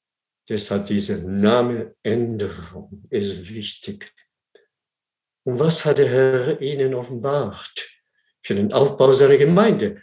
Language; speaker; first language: German; non-native, fluent; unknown